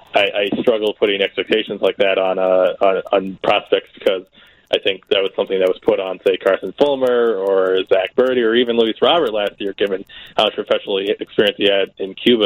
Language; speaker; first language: English; native; English